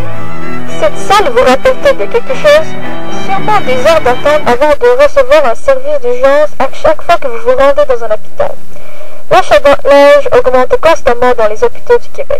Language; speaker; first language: French; native; French